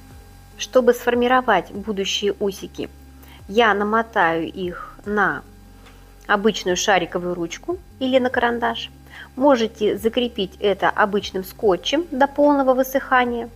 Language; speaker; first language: Russian; native; Russian